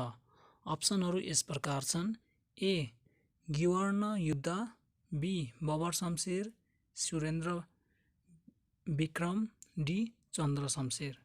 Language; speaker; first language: Nepali; native; Nepali